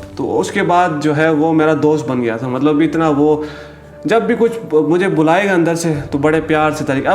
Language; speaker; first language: Urdu; native; Urdu